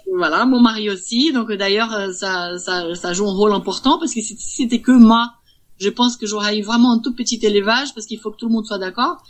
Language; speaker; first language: French; non-native, fluent; Portuguese